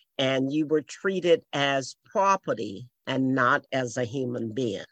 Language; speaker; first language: English; native; English